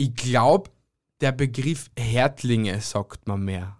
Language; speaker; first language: German; native; German